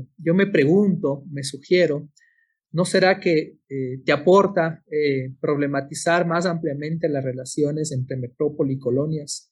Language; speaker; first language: Spanish; native; Spanish